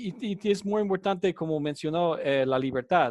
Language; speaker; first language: Spanish; non-native, fluent; English